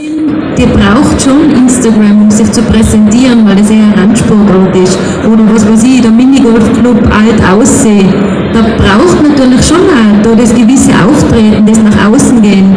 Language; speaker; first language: German; native; German